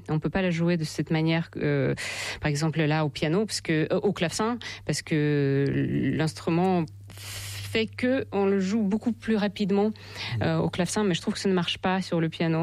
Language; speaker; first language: French; non-native, fluent; Russian